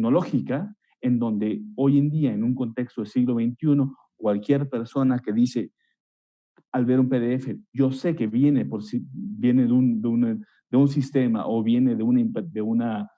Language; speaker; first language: Spanish; native; Spanish